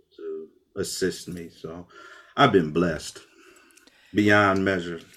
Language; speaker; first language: English; native; English